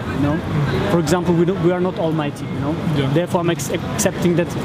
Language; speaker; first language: English; non-native, fluent; German